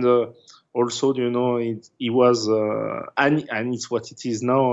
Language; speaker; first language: English; non-native, fluent; French